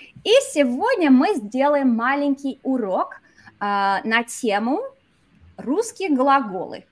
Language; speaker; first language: Russian; non-native, fluent; English